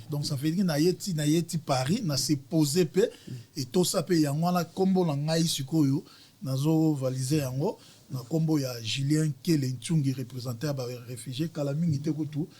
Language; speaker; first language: Lingala; native; Lingala